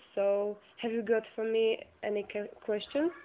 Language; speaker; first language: English; non-native, learner; Czech